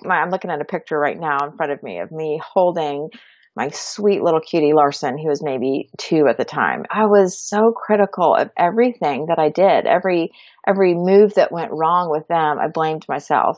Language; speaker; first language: English; native; English